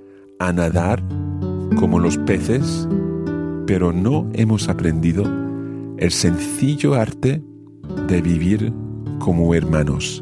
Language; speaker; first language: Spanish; non-native, fluent; English